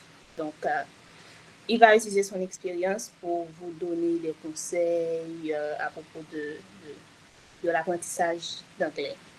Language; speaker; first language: French; non-native, local second language; Haitian Creole